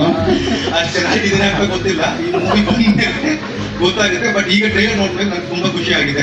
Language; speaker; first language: Kannada; non-native, local second language; Malayalam